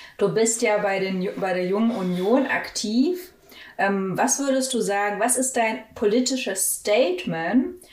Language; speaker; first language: German; native; German